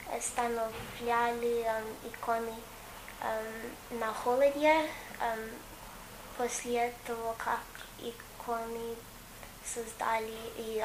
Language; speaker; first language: Russian; non-native, fluent; English